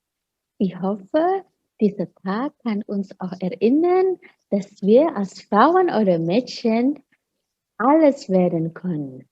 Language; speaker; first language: German; non-native, fluent; Indonesian